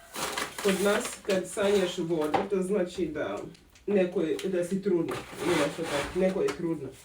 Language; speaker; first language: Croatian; non-native, learner; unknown